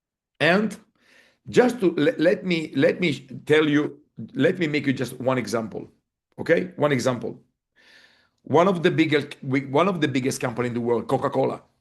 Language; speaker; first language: English; non-native, fluent; Italian